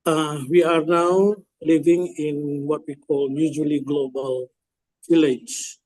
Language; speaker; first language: English; non-native, fluent; Indonesian